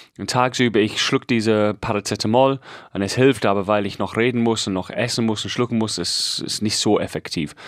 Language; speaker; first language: German; non-native, fluent; English